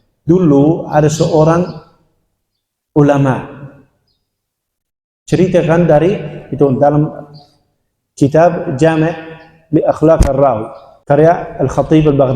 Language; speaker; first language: Indonesian; non-native, fluent; Dutch